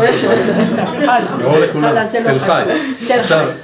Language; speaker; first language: Hebrew; native; Hebrew